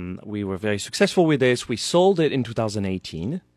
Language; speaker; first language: English; non-native, fluent; French